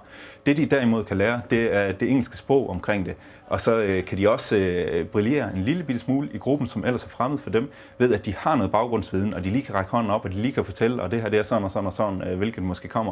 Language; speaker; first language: Danish; native; Danish